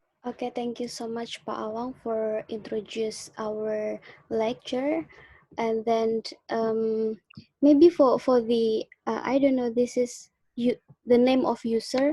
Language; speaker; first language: English; non-native, learner; Indonesian